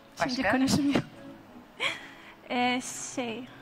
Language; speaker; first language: Turkish; non-native, learner; Arabic